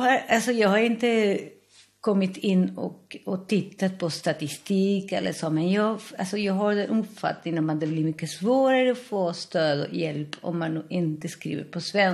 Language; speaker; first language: Swedish; non-native, fluent; Spanish